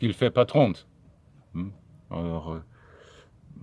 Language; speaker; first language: French; non-native, fluent; German